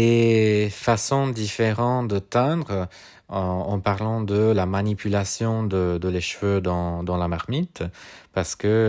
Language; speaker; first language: French; non-native, fluent; Italian